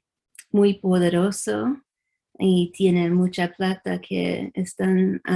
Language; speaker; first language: Spanish; early bilingual, heritage; English